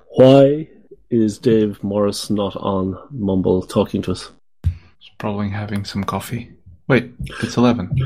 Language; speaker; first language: English; native; English